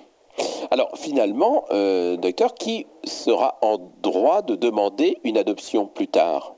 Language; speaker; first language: French; native; French